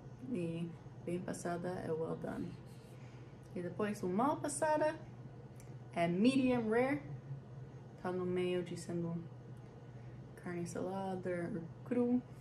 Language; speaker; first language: Portuguese; non-native, fluent; English